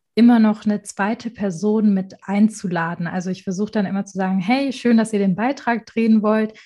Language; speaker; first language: German; native; German